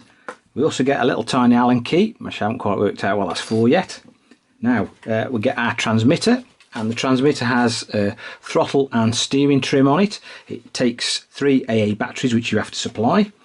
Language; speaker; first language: English; native; English